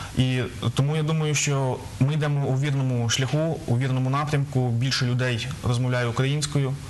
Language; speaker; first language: Ukrainian; native; Ukrainian